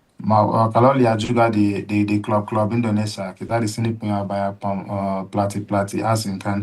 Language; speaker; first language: Indonesian; non-native, fluent; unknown